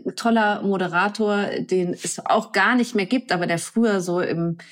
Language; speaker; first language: German; native; German